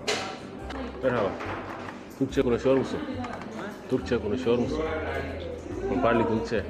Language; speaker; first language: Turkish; non-native, learner; Italian